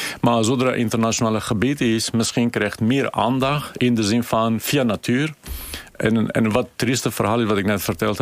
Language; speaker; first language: Dutch; non-native, fluent; Kurdish